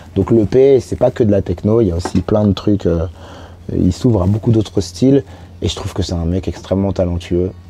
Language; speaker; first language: French; native; French